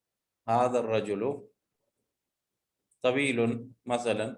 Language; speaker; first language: Arabic; non-native, fluent; Urdu